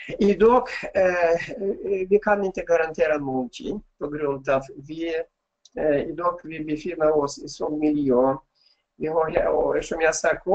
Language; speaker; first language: Swedish; non-native, fluent; Russian